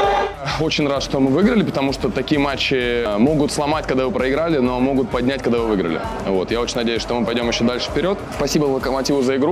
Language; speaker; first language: Russian; native; Russian